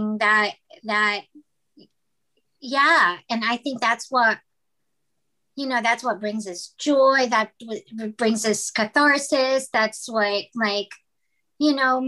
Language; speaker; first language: English; non-native, local second language; Filipino